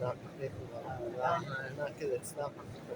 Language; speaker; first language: Arabic; native; Arabic